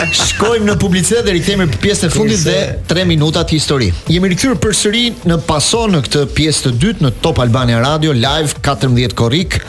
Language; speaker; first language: Albanian; native; Albanian